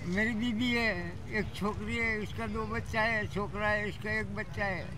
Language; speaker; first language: Hindi; non-native, local second language; Gujarati